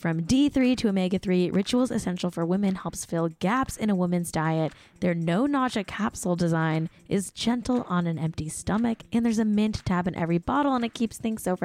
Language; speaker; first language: English; native; English